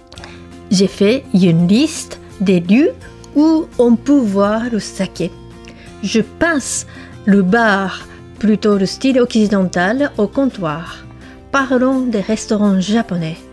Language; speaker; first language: French; non-native, fluent; Japanese